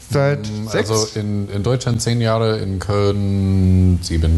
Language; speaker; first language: German; non-native, learner; English